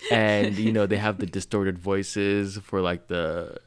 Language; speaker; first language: English; non-native, local second language; Yoruba